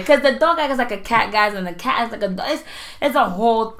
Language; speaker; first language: English; non-native, fluent; Spanish